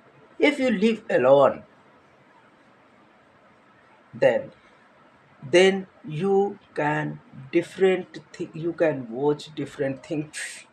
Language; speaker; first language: English; non-native, learner; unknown